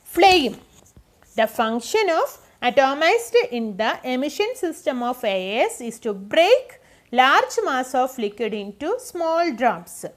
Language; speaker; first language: English; non-native, local second language; Malayalam